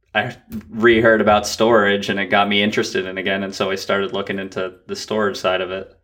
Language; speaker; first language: English; native; English